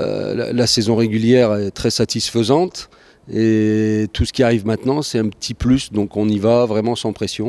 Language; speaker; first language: French; native; French